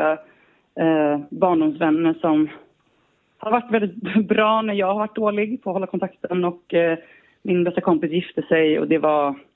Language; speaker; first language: Swedish; native; Swedish